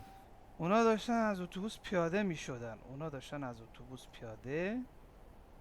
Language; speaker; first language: Persian; non-native, fluent; Urdu